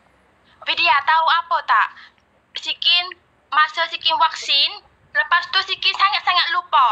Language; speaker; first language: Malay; non-native, learner; Vietnamese